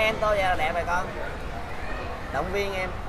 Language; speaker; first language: Vietnamese; native; Vietnamese